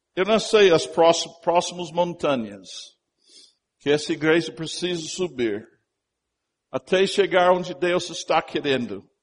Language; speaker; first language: Portuguese; non-native, fluent; English